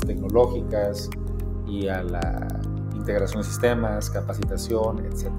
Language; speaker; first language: Spanish; native; Spanish